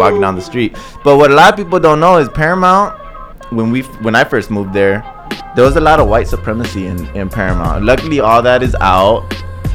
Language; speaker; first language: English; native; English